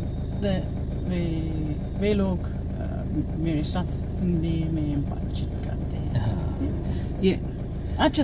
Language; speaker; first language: Hindi; non-native, learner; English